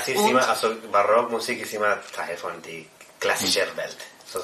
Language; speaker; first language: German; non-native, fluent; Spanish